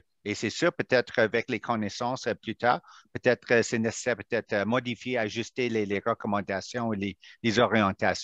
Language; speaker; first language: French; non-native, local second language; English